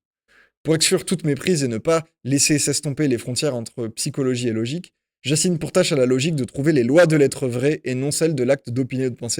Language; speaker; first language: French; native; French